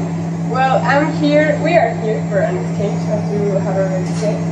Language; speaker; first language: English; non-native, learner; Spanish